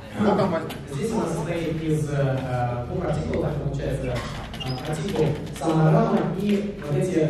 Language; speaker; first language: Russian; native; Russian